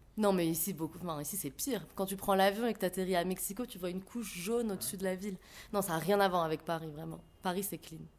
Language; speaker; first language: French; native; French